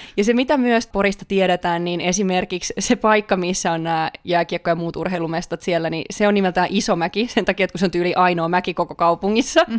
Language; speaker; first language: Finnish; native; Finnish